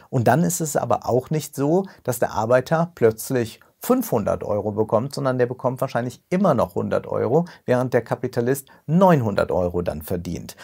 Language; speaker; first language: German; native; German